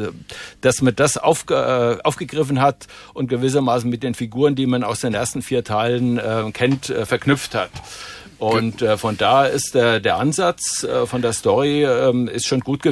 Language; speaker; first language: German; native; German